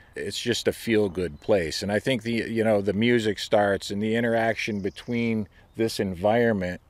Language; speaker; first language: English; native; English